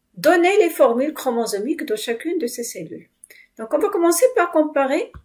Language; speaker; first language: French; non-native, local second language; Arabic